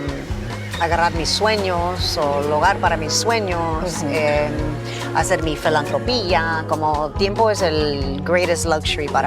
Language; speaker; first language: Spanish; non-native, fluent; English